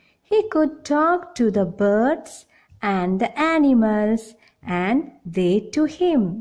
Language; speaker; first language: English; non-native, local second language; Malayalam